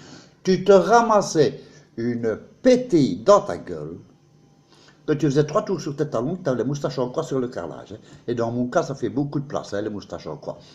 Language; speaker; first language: French; native; French